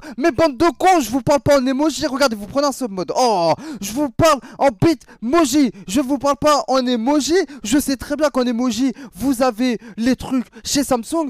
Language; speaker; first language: French; native; French